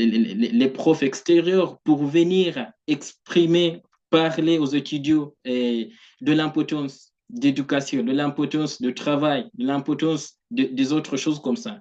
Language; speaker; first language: French; non-native, fluent; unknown